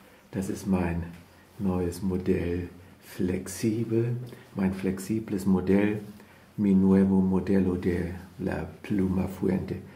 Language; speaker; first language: German; native; German